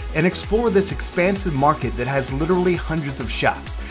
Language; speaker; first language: English; native; English